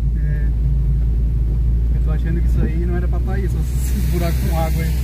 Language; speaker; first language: Portuguese; native; Portuguese